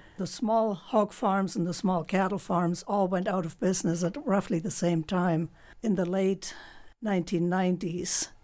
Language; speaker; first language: English; non-native, fluent; German